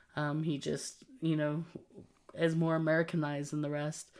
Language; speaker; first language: English; native; English